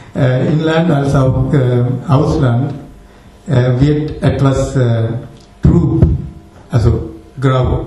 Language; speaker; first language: German; non-native, fluent; Tamil